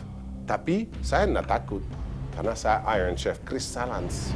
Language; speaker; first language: Indonesian; non-native, fluent; French